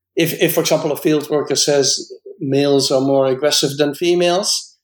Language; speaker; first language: English; non-native, fluent; Dutch